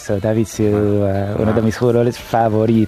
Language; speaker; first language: Spanish; non-native, fluent; English